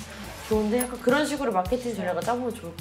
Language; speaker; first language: Korean; native; Korean